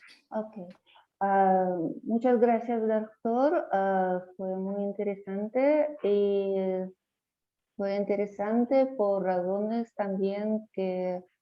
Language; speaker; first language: Spanish; non-native, learner; Russian